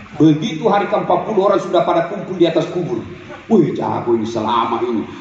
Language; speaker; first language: Indonesian; non-native, local second language; Buginese